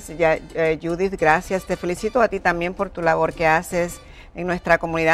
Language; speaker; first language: Spanish; native; Spanish